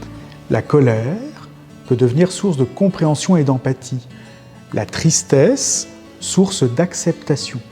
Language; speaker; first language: French; native; French